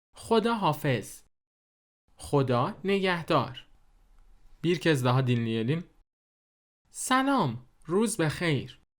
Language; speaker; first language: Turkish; non-native, fluent; Persian